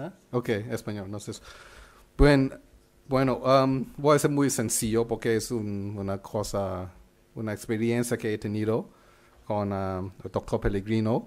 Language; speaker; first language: Spanish; non-native, fluent; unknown